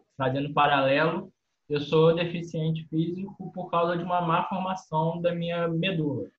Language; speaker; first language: Portuguese; native; Portuguese